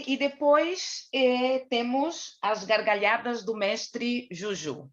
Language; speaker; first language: Portuguese; native; Portuguese